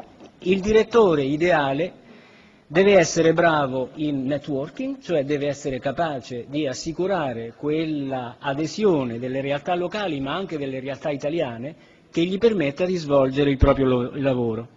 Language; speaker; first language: Italian; native; Italian